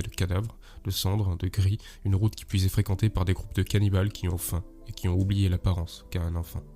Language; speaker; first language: French; native; French